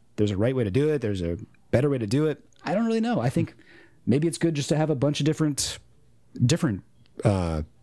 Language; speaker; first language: English; native; English